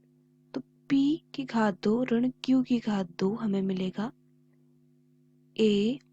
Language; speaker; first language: Hindi; native; Hindi